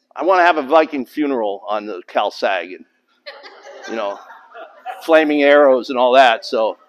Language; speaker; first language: English; native; English